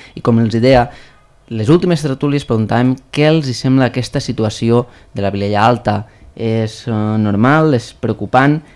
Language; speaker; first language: Catalan; native; Catalan